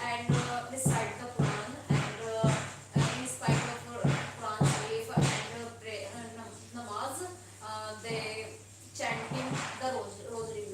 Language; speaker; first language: English; non-native, learner; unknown